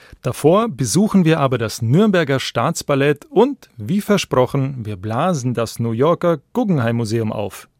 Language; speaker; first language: German; native; German